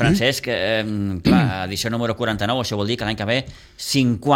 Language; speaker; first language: Catalan; native; Catalan